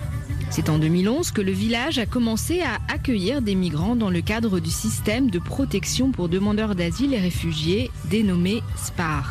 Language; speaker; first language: French; native; French